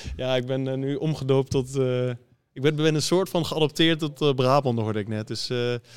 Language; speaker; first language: Dutch; native; Dutch